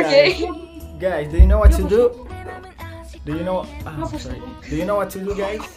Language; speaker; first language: English; non-native, learner; Indonesian